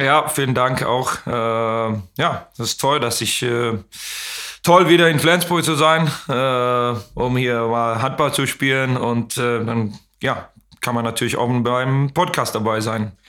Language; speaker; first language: German; non-native, fluent; Swedish